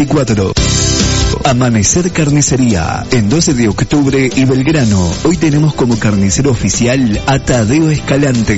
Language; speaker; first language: Spanish; native; Spanish